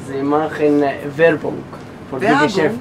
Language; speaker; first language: German; non-native, learner; Arabic